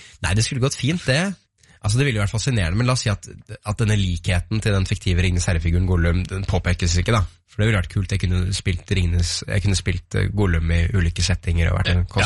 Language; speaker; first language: Norwegian; native; Norwegian